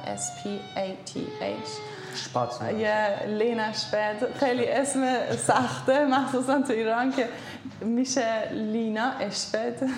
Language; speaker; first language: Persian; non-native, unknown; German